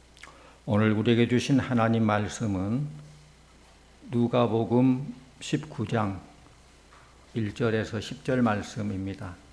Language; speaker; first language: Korean; native; Korean